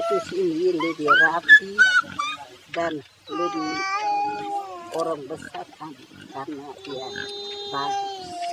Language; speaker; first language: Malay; non-native, local second language; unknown